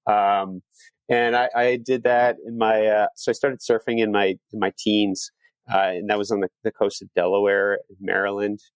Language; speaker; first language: English; native; English